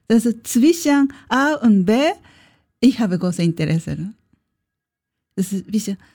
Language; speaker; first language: German; non-native, learner; Japanese